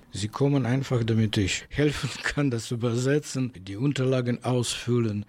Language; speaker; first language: German; non-native, fluent; Ukrainian